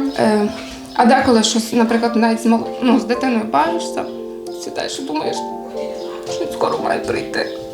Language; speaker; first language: Ukrainian; native; Ukrainian